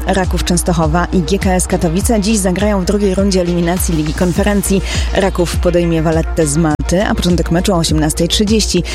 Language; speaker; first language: Polish; native; Polish